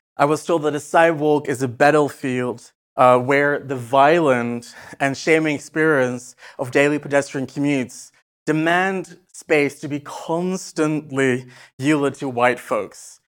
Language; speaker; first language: English; non-native, fluent; Dutch